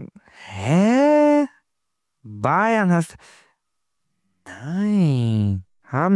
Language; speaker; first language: German; non-native, learner; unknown